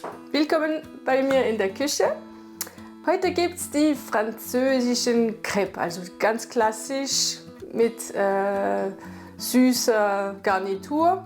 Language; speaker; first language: German; non-native, fluent; French